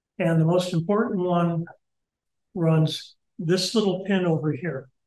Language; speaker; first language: English; native; English